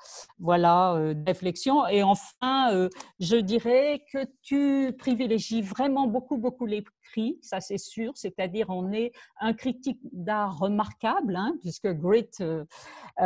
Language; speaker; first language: French; native; French